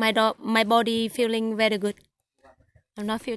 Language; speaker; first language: English; non-native, learner; Vietnamese